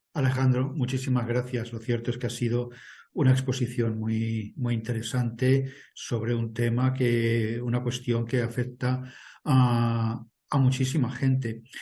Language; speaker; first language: Spanish; native; Spanish